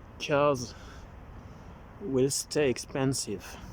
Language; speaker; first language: English; non-native, learner; French